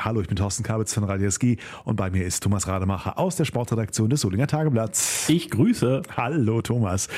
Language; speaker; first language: German; native; German